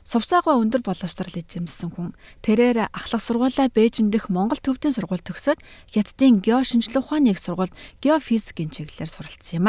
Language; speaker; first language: Mongolian; native; Mongolian